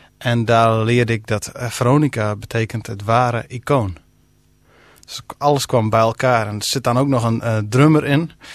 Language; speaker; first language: Dutch; non-native, local second language; Western Frisian